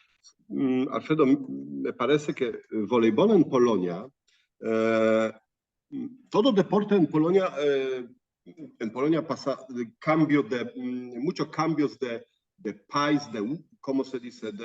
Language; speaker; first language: Spanish; non-native, fluent; Polish